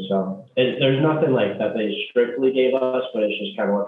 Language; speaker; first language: English; native; English